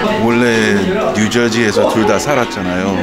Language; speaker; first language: Korean; early bilingual, heritage; Korean